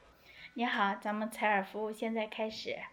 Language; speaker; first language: Chinese; native; Chinese